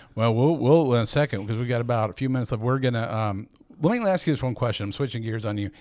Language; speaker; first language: English; native; English